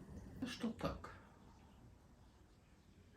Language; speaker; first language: Russian; non-native, fluent; French